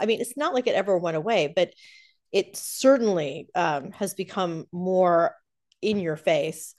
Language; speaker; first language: English; native; English